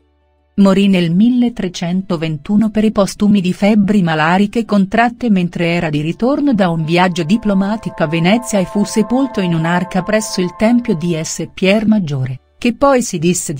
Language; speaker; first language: Italian; native; Italian